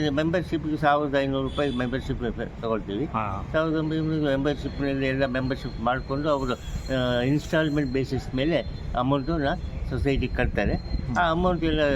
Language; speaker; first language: Kannada; native; Kannada